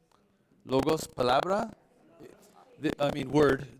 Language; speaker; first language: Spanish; non-native, learner; English